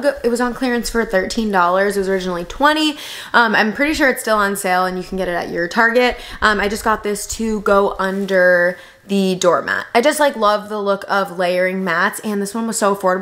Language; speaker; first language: English; native; English